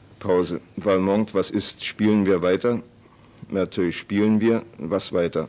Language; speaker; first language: German; native; German